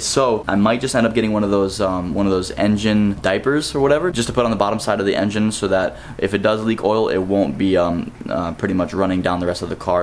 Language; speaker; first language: English; native; English